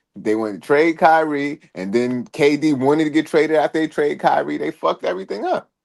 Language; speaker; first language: English; native; English